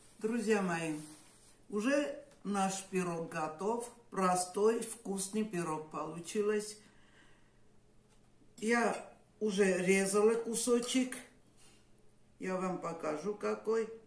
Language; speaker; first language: Russian; non-native, fluent; Armenian